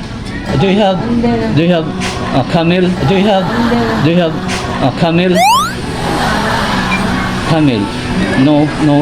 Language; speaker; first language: English; non-native, learner; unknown